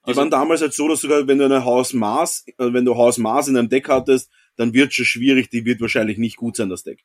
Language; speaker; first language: German; native; German